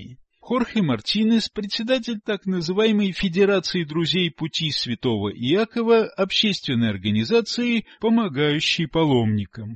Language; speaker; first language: Russian; native; Russian